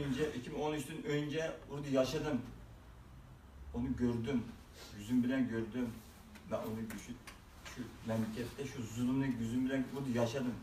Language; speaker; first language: Turkish; non-native, learner; Uyghur